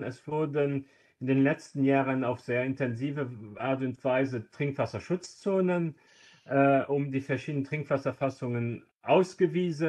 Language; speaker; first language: German; non-native, local second language; Luxembourgish